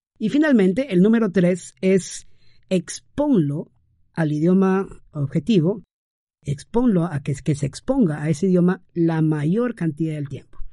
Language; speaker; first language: Spanish; native; Spanish